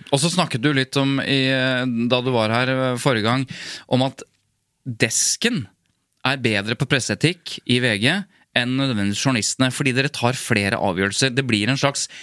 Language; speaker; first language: Norwegian; native; Norwegian